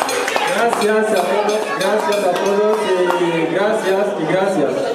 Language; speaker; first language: Spanish; non-native, learner; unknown